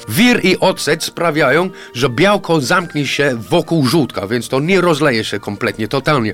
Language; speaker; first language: Polish; non-native, fluent; English